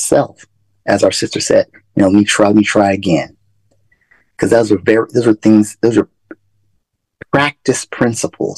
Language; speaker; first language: English; native; English